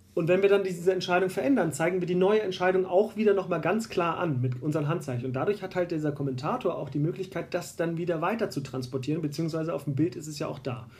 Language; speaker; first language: German; native; German